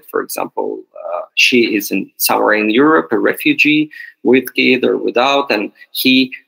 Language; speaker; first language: English; non-native, fluent; Ukrainian